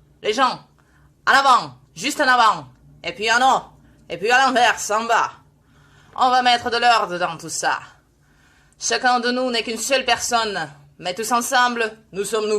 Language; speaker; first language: French; non-native, fluent; Russian